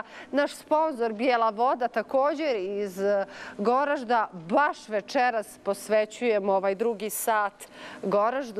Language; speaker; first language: Bosnian; native; Bosnian